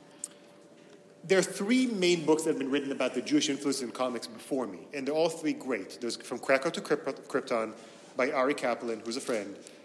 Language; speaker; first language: English; non-native, fluent; Hebrew